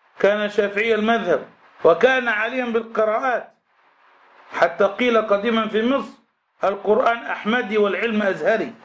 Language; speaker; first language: Arabic; native; Arabic